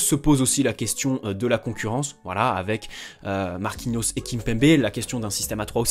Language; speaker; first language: French; native; French